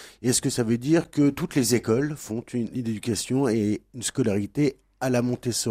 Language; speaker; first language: French; native; French